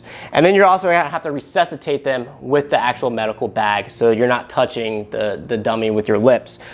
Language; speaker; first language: English; native; English